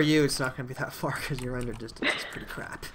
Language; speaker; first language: English; native; English